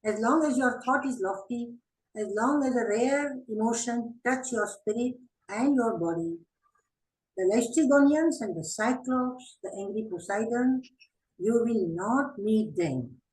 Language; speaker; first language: English; non-native, local second language; Marathi